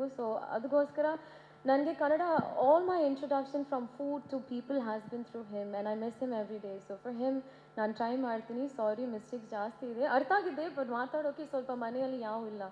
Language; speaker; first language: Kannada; non-native, learner; Tamil